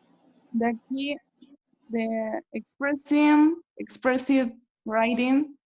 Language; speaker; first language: English; non-native, learner; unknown